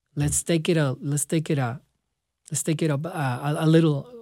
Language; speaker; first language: English; non-native, fluent; Spanish